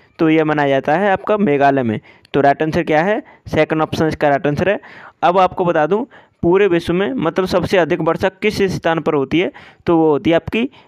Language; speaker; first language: Hindi; native; Hindi